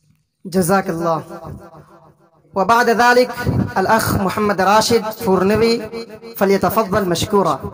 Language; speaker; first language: Arabic; non-native, fluent; Urdu